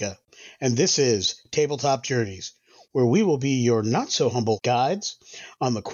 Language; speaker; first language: English; native; English